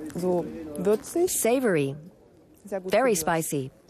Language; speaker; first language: English; non-native, fluent; Ukrainian